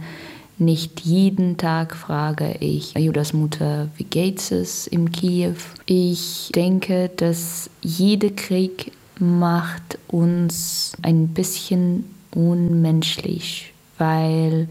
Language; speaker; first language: German; non-native, learner; Russian